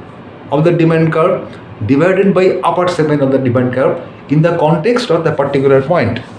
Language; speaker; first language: English; non-native, local second language; Bangla